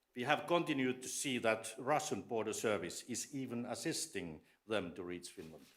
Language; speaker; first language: English; non-native, fluent; Finnish